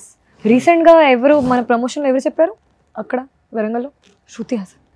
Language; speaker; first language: Telugu; non-native, local second language; Hindi